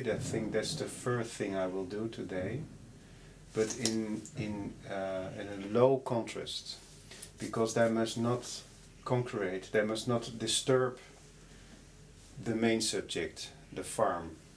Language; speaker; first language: English; non-native, fluent; Dutch